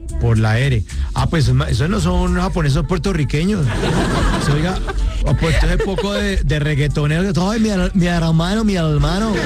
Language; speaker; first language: Spanish; native; Spanish